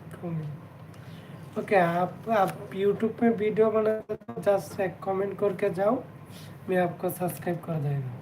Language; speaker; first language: Hindi; non-native, learner; Bangla